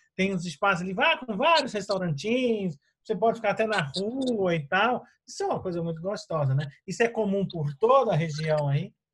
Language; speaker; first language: Portuguese; native; Portuguese